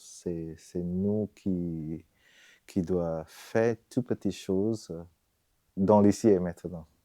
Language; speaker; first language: French; non-native, fluent; Vietnamese